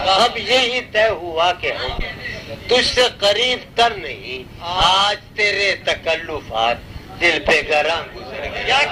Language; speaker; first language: Urdu; native; Urdu